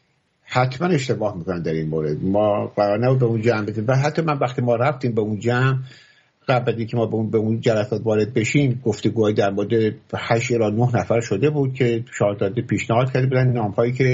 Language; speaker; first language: Persian; native; Persian